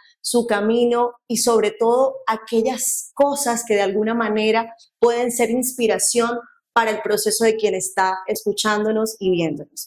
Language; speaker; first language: Spanish; native; Spanish